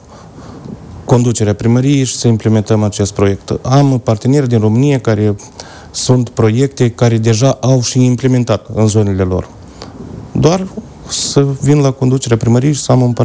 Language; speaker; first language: Romanian; native; Romanian